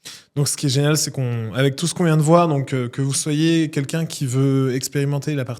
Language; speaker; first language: French; native; French